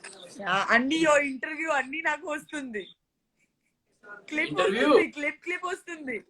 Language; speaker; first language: Telugu; non-native, local second language; Gujarati